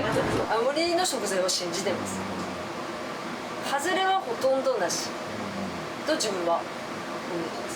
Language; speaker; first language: Japanese; native; Japanese